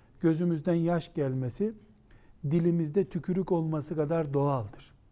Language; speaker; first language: Turkish; native; Turkish